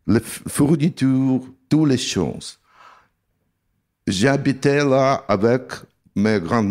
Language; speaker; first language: French; non-native, learner; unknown